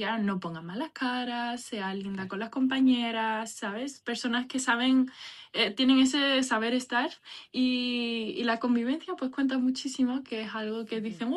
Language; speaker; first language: Spanish; native; Spanish